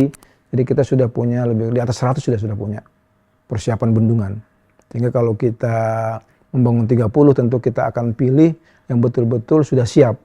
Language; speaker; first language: Indonesian; native; Indonesian